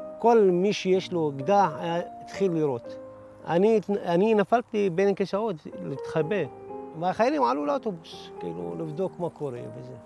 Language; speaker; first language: Hebrew; non-native, local second language; Arabic